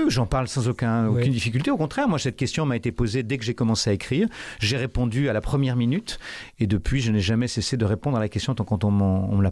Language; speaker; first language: French; native; French